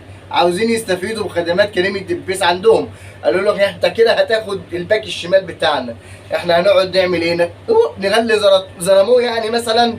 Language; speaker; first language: Arabic; native; Arabic